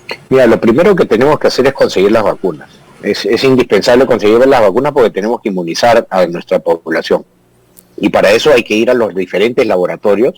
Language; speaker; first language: Spanish; native; Spanish